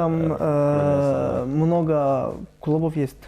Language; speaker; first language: Russian; non-native, learner; Turkish